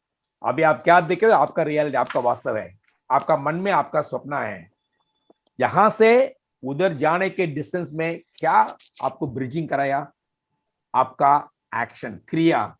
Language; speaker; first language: Hindi; non-native, fluent; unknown